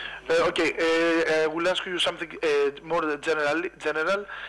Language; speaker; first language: English; non-native, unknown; Greek